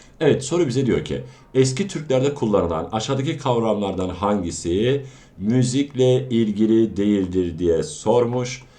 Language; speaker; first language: Turkish; native; Turkish